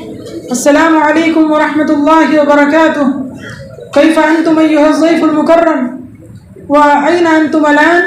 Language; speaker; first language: Arabic; non-native, learner; Urdu